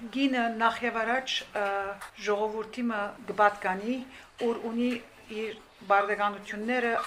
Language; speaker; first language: Armenian; early bilingual, heritage; Armenian